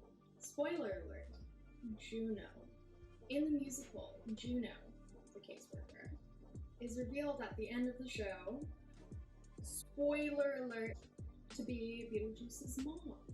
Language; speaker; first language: English; native; English